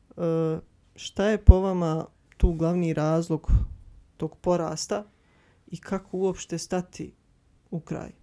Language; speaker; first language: Bosnian; native; Bosnian